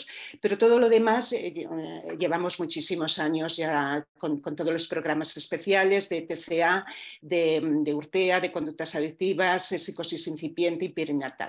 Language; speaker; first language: Spanish; native; Spanish